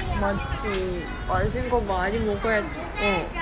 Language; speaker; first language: Korean; non-native, learner; Russian